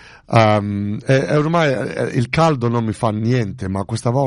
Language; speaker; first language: Italian; early bilingual, heritage; Italian